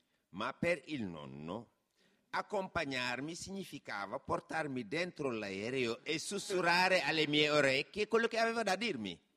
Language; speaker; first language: Italian; non-native, fluent; Wolof